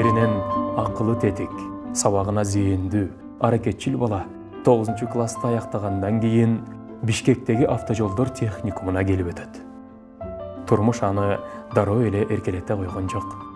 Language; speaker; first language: Kyrgyz; native; Kyrgyz